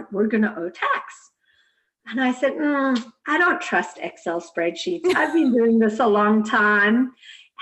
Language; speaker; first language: English; native; English